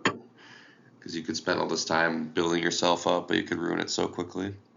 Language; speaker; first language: English; native; English